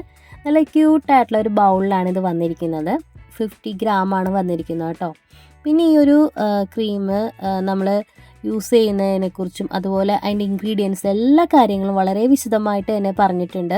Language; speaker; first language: Malayalam; native; Malayalam